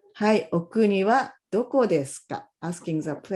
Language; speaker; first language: Japanese; non-native, fluent; English